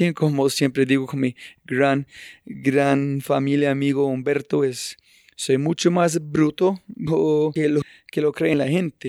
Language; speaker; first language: Spanish; non-native, fluent; English